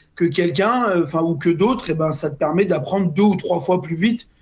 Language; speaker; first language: French; native; French